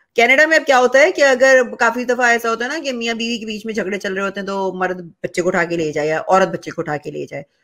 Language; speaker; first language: Urdu; native; Urdu